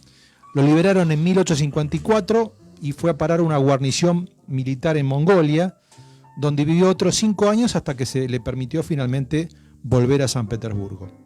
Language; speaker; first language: Spanish; native; Spanish